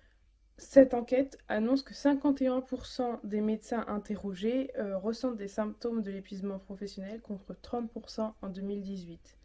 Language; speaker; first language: French; native; French